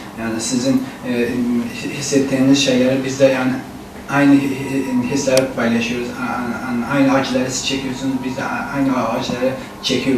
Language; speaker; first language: Turkish; non-native, fluent; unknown